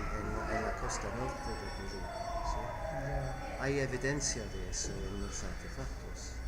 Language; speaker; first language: Spanish; non-native, fluent; English